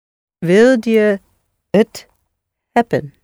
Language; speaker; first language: Dutch; non-native, learner; English